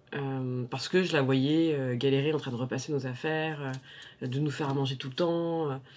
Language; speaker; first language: French; native; French